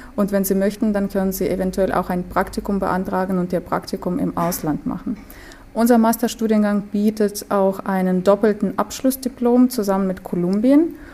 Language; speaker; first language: German; native; German